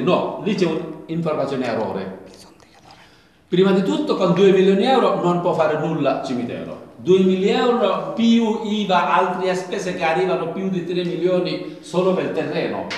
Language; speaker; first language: Italian; non-native, learner; Bangla